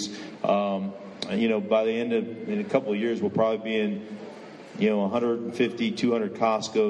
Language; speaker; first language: English; native; English